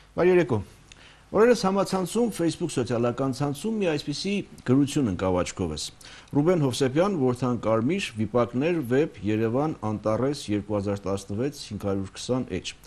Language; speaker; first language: Armenian; native; Armenian